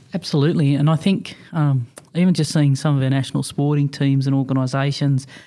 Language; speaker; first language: English; native; English